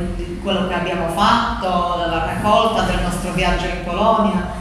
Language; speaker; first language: Italian; non-native, fluent; Polish